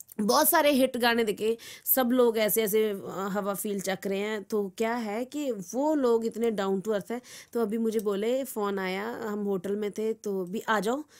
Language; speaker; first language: Hindi; non-native, local second language; Punjabi